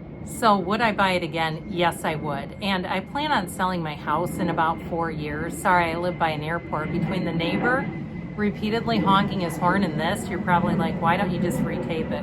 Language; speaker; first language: English; native; English